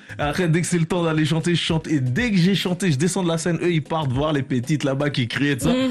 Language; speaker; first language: French; non-native, local second language; Ngazidja Comorian